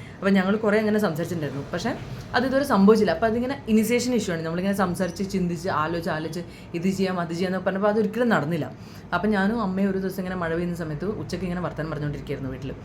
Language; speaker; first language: Malayalam; early bilingual, heritage; Malayalam